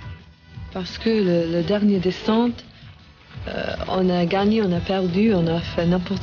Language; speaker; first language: French; non-native, learner; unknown